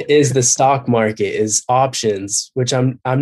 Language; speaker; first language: English; native; English